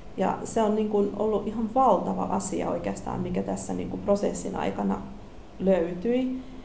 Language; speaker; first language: Finnish; early bilingual, other home language; Russian